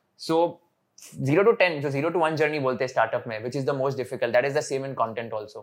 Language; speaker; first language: English; non-native, local second language; Hindi